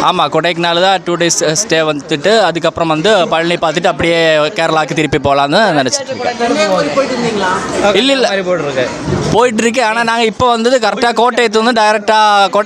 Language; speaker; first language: Tamil; non-native, local second language; Malayalam